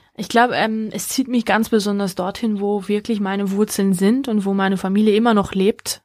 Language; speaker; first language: German; early bilingual, other home language; Georgian